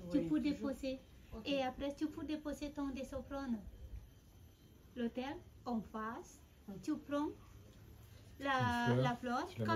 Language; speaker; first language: French; non-native, fluent; Balinese